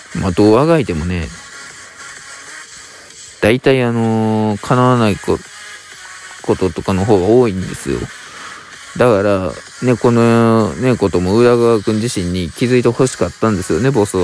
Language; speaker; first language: Japanese; native; Japanese